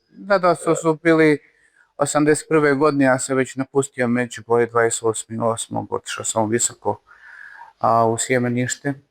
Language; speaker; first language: Croatian; native; Croatian